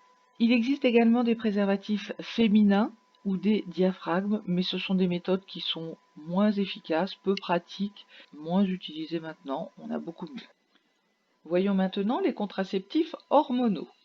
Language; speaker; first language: French; native; French